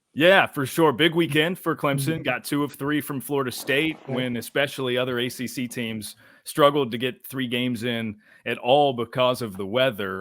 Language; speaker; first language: English; native; English